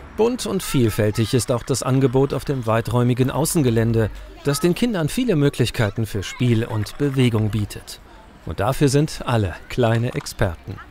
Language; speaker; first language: German; native; German